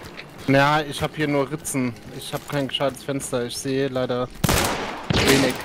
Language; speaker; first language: German; native; German